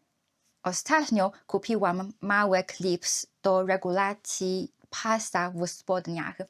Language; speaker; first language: Polish; non-native, learner; Chinese